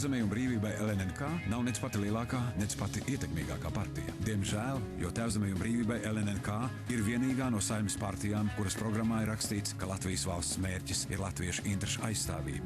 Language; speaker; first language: Latvian; native; Latvian